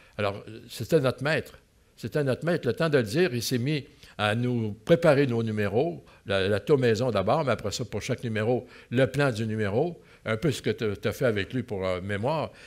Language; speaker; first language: French; native; French